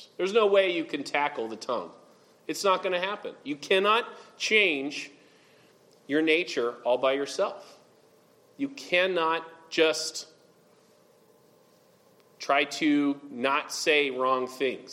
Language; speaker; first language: English; native; English